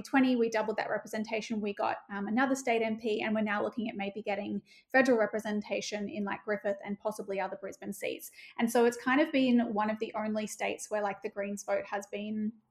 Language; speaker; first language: English; native; English